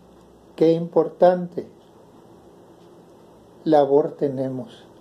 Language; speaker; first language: Spanish; native; Spanish